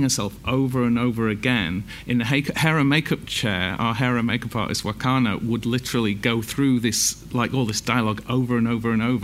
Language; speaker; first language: English; native; English